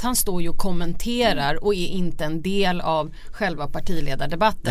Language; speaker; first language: Swedish; native; Swedish